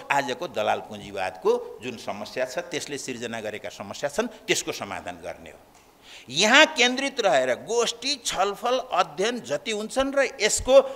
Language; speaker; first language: Nepali; native; Nepali